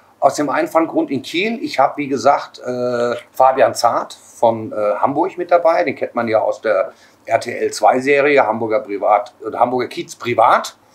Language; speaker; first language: German; native; German